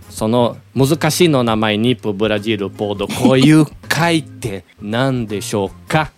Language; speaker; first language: Japanese; non-native, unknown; Portuguese